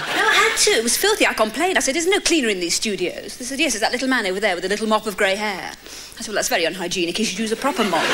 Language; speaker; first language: English; native; English